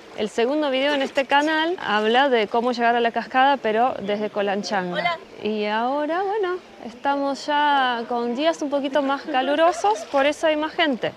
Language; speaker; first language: Spanish; early bilingual, other home language; Russian